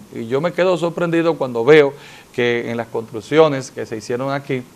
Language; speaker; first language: Spanish; native; Spanish